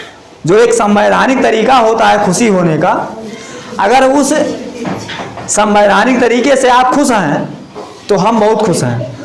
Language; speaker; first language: Hindi; native; Hindi